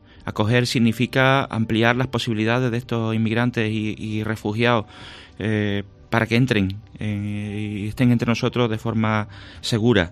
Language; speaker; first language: Spanish; native; Spanish